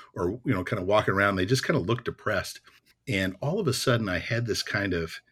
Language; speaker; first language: English; native; English